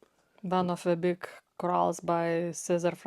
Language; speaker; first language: English; non-native, fluent; Lithuanian